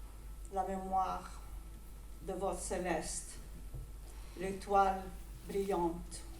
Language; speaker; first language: French; non-native, fluent; Greek